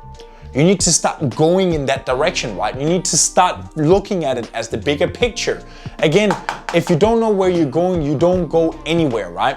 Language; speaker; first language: English; non-native, fluent; Danish